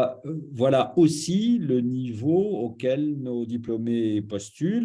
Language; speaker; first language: French; native; French